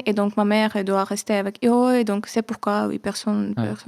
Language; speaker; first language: French; non-native, fluent; Ukrainian